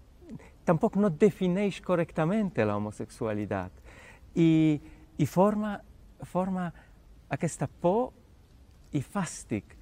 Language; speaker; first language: Catalan; non-native, fluent; Polish